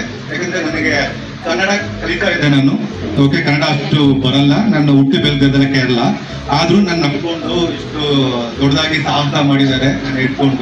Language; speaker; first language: Kannada; non-native, local second language; Malayalam